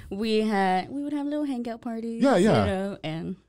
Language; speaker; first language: English; native; English